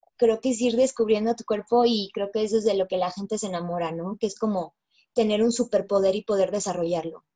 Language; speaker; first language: Spanish; native; Spanish